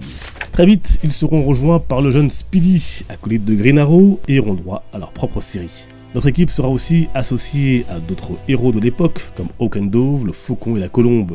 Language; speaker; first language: French; native; French